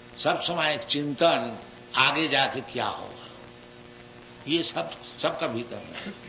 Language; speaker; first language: Hindi; non-native, local second language; Bangla